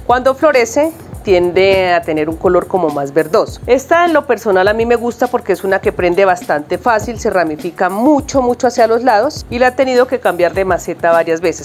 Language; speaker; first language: Spanish; native; Spanish